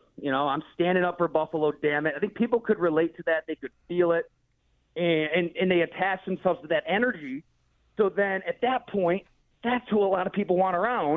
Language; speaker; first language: English; native; English